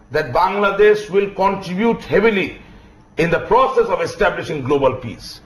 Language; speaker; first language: English; non-native, local second language; Bangla